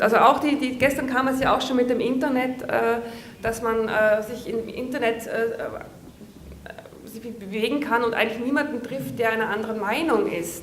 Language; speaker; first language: German; native; German